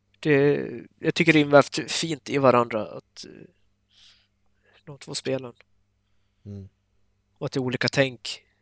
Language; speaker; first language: Swedish; native; Swedish